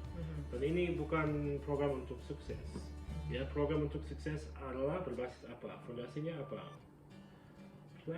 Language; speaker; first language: Indonesian; non-native, fluent; English